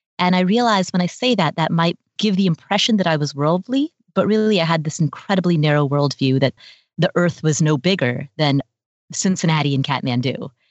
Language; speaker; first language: English; early bilingual, other home language; Nepali